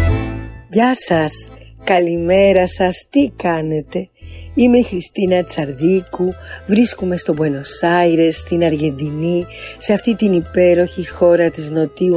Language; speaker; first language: Greek; early bilingual, heritage; Greek